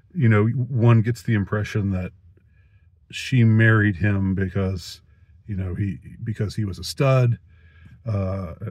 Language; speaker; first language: English; native; English